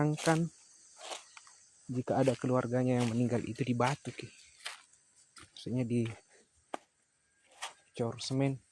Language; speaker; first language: Indonesian; native; Indonesian